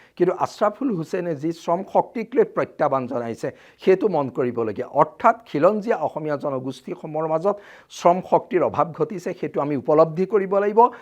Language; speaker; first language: Assamese; native; Assamese